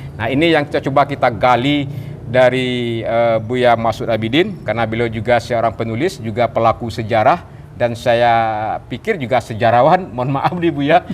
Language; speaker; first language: Indonesian; non-native, local second language; Minangkabau